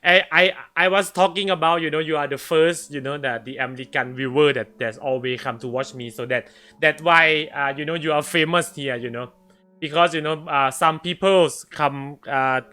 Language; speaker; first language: English; non-native, learner; Thai